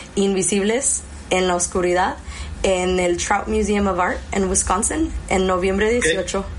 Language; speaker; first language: Spanish; early bilingual, heritage; Spanish